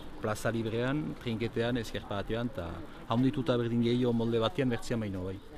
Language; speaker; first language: Basque; native; Basque